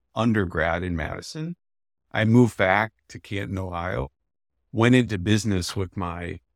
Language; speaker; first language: English; native; English